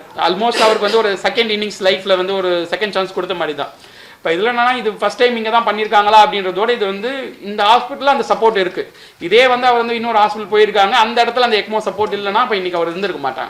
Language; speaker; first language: Tamil; native; Tamil